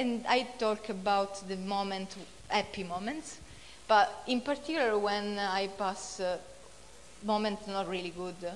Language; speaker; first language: English; non-native, fluent; Italian